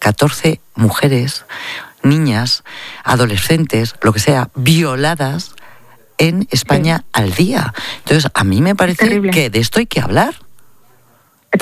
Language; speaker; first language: Spanish; native; Spanish